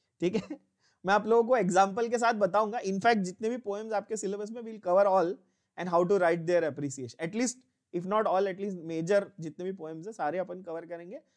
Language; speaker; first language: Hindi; native; Hindi